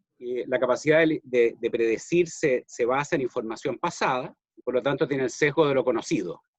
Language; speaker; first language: Spanish; native; Spanish